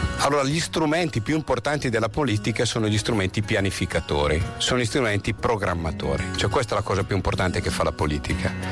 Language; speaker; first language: Italian; native; Italian